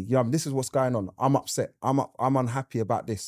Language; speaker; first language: English; native; English